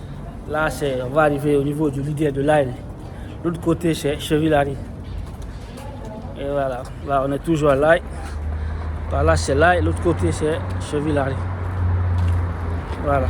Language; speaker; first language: French; native; French